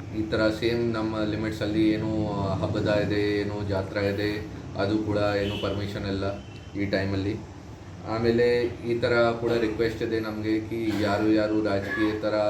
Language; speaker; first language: Kannada; non-native, fluent; Hindi